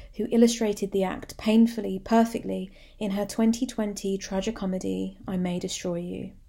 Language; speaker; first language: English; native; English